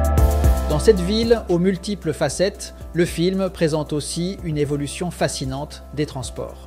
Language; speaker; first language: French; native; French